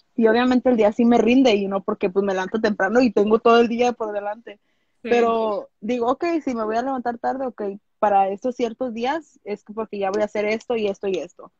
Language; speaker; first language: Spanish; early bilingual, heritage; Spanish